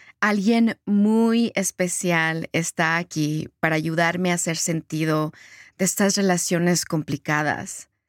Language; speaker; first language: Spanish; early bilingual, heritage; Spanish